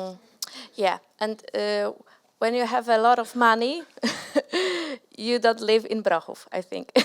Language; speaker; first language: English; non-native, learner; Polish